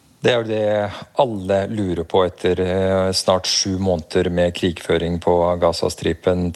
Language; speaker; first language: Norwegian; native; Norwegian